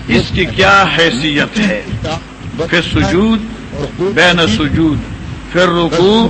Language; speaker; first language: Urdu; non-native, local second language; Northern Hindko